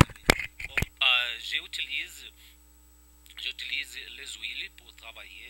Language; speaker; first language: French; non-native, fluent; Portuguese